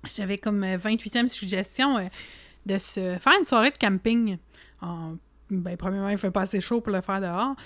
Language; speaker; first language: French; native; French